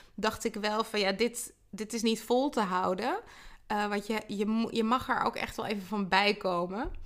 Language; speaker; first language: Dutch; native; Dutch